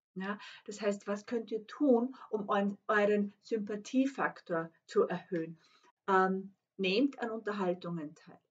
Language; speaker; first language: German; non-native, fluent; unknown